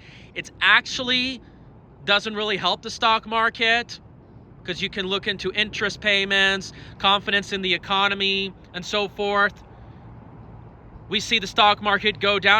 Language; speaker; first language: English; native; English